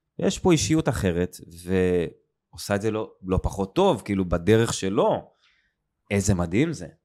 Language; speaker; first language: Hebrew; native; Hebrew